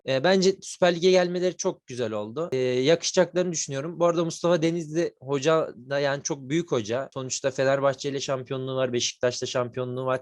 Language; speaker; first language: Turkish; native; Turkish